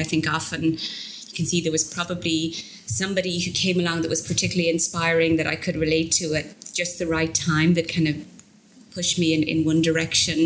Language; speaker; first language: English; native; English